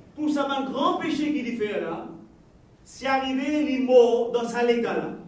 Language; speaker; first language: French; non-native, local second language; Haitian Creole